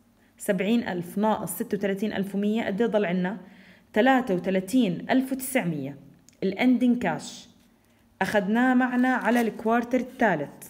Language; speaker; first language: Arabic; native; Arabic